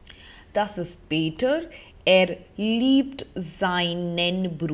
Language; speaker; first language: German; non-native, fluent; Hindi